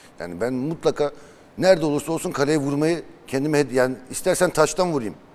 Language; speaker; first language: Turkish; early bilingual, heritage; Turkish